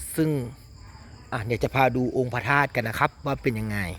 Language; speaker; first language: Thai; native; Thai